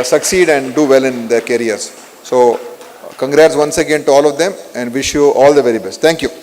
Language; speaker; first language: English; non-native, local second language; Kannada